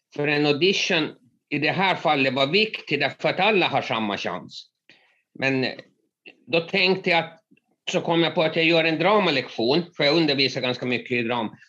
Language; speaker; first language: Swedish; native; Swedish